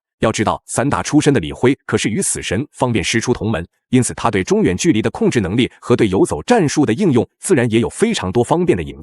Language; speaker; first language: Chinese; native; Chinese